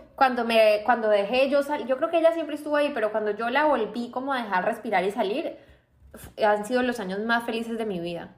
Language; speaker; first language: Spanish; native; Spanish